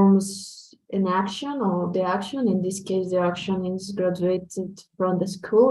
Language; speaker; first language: English; non-native, learner; Spanish